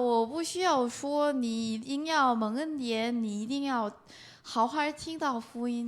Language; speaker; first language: Chinese; non-native, fluent; Korean